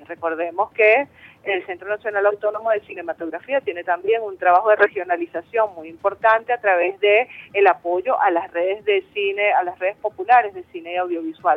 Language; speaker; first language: Spanish; native; Spanish